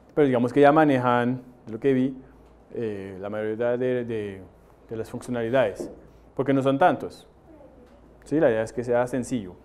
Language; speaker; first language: Spanish; non-native, fluent; French